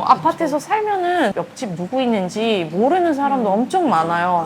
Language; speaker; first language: Korean; non-native, fluent; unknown